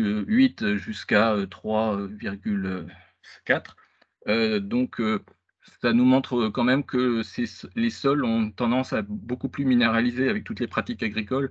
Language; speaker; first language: French; native; French